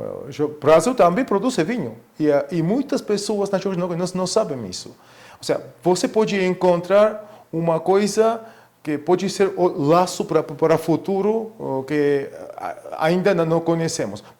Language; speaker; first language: Portuguese; non-native, fluent; Georgian